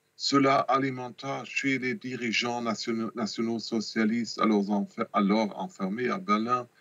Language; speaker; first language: French; non-native, fluent; German